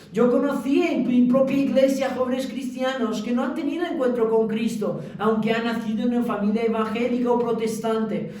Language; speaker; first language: Spanish; early bilingual, other home language; Romanian